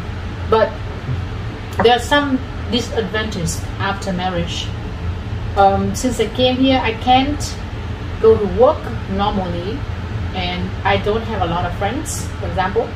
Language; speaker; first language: English; non-native, fluent; Vietnamese